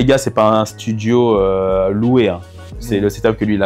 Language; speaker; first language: French; native; French